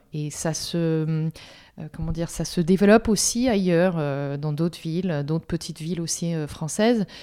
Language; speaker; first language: French; non-native, fluent; English